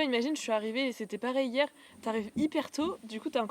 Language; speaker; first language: French; native; French